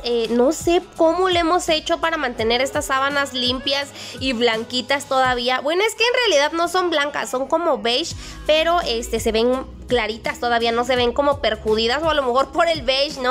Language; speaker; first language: Spanish; native; Spanish